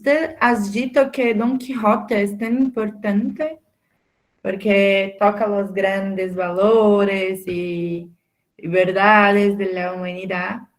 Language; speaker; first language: Spanish; non-native, fluent; Portuguese